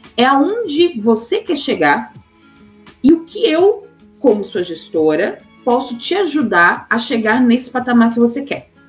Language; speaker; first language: Portuguese; native; Portuguese